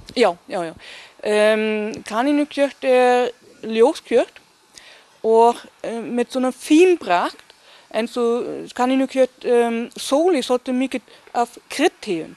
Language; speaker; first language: Icelandic; non-native, learner; Danish